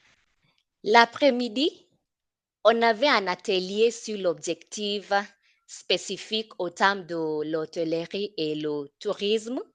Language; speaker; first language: French; non-native, fluent; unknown